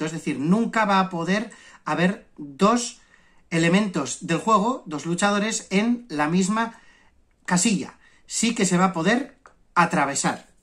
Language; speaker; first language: Spanish; native; Spanish